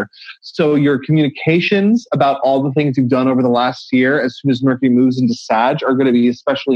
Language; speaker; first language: English; native; English